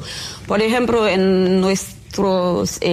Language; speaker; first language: Spanish; non-native, fluent; Haitian Creole